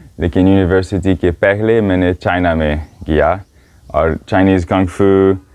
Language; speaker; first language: Hindi; non-native, learner; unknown